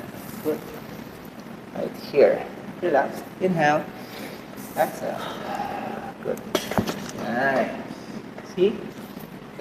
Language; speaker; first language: English; non-native, local second language; Filipino